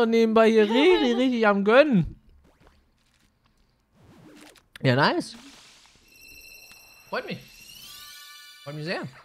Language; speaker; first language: German; native; German